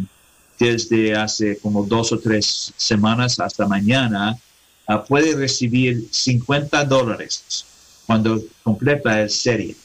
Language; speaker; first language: Spanish; non-native, learner; English